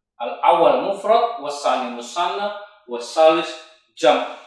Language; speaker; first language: Arabic; non-native, fluent; Indonesian